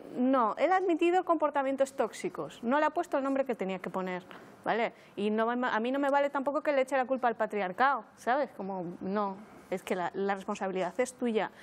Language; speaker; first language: Spanish; native; Spanish